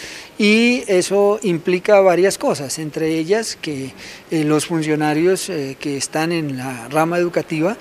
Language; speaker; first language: Spanish; native; Spanish